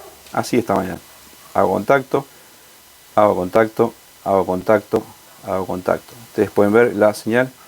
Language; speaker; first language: Spanish; native; Spanish